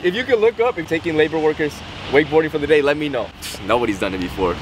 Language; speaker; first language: English; native; English